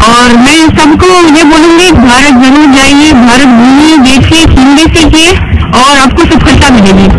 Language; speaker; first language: Hindi; non-native, fluent; Russian